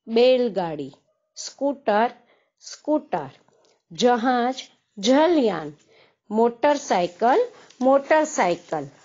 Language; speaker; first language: Hindi; non-native, local second language; Gujarati